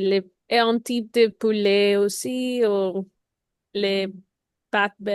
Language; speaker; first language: French; non-native, learner; Spanish